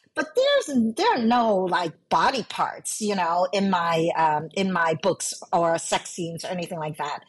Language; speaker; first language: English; early bilingual, other home language; Cantonese